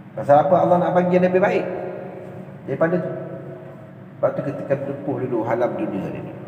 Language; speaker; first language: Malay; native; Malay